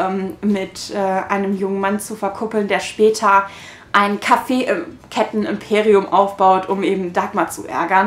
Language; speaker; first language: German; native; German